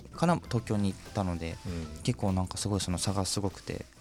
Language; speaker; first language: Japanese; native; Japanese